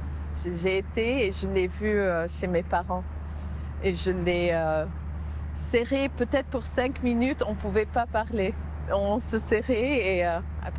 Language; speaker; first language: French; non-native, local second language; Arabic